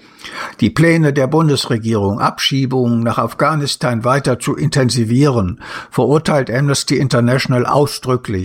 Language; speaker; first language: German; native; German